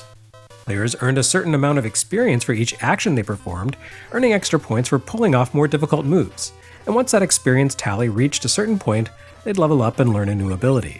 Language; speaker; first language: English; native; English